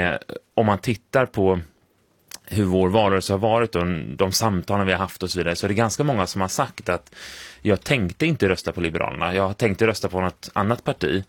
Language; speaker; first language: Swedish; native; Swedish